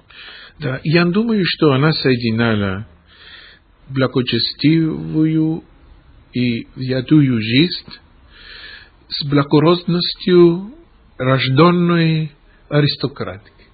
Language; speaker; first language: Russian; non-native, fluent; Greek